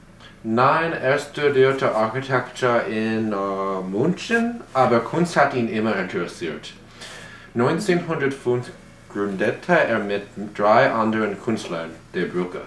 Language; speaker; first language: German; non-native, learner; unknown